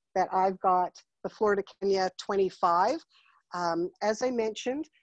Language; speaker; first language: English; native; English